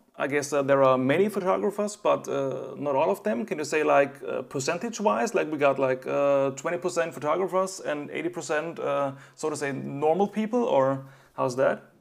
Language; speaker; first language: English; non-native, fluent; German